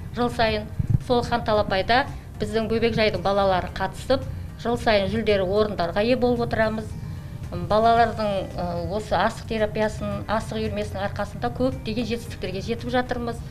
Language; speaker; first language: Kazakh; native; Kazakh